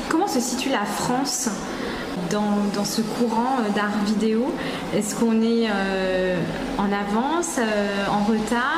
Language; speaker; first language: French; native; French